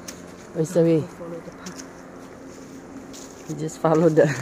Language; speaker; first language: English; non-native, learner; Filipino